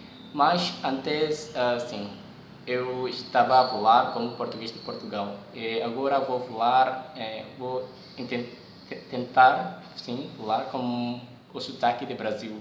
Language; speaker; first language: Portuguese; non-native, learner; Indonesian